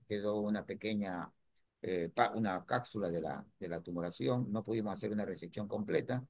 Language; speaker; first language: Spanish; native; Spanish